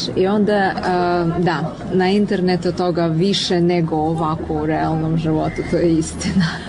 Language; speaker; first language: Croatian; non-native, fluent; Ukrainian